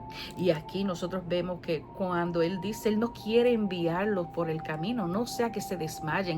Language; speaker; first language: Spanish; native; Spanish